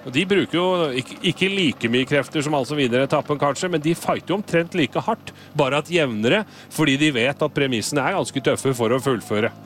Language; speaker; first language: Norwegian; native; Norwegian